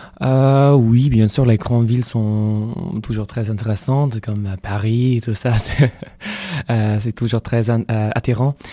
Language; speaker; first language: French; non-native, learner; English